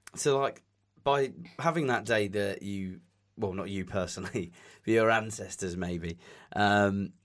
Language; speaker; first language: English; native; English